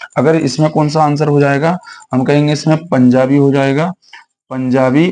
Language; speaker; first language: Hindi; native; Hindi